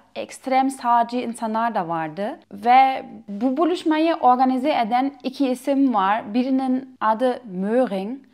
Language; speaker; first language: Turkish; non-native, fluent; German